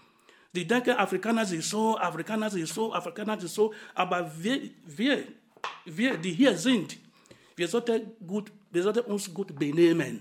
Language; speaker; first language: German; non-native, fluent; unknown